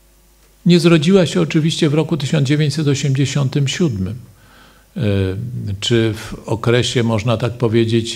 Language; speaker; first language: Polish; native; Polish